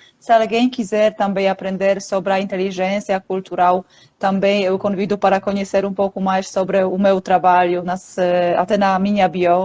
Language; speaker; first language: Portuguese; non-native, fluent; Polish